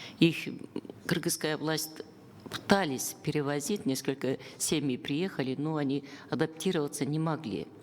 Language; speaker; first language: Russian; non-native, local second language; Kyrgyz